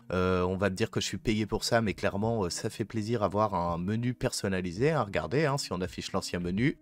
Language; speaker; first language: French; native; French